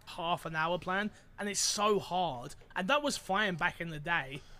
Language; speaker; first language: English; native; English